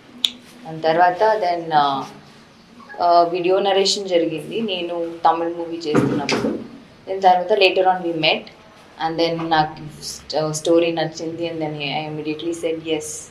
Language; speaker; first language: Telugu; non-native, fluent; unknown